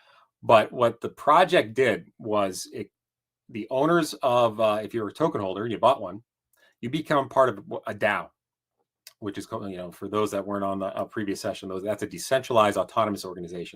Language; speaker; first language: English; native; English